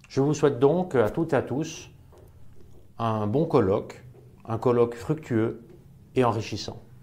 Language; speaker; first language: French; native; French